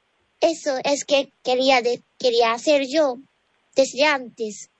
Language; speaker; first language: Spanish; non-native, learner; Japanese